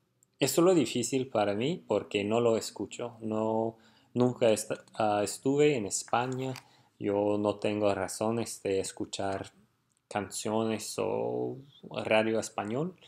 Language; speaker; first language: Spanish; non-native, fluent; English